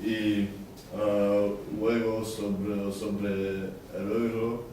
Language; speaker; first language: Spanish; non-native, learner; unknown